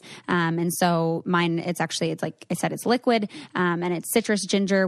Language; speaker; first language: English; native; English